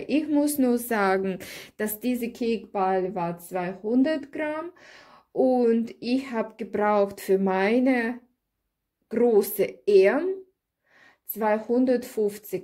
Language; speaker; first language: German; non-native, learner; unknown